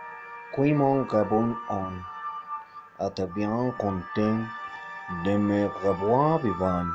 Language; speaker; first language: French; non-native, learner; Spanish